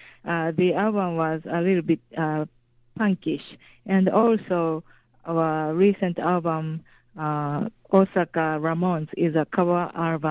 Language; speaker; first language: English; non-native, fluent; Japanese